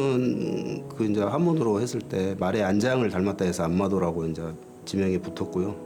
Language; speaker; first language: Korean; native; Korean